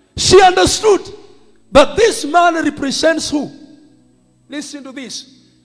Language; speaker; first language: English; non-native, local second language; Swahili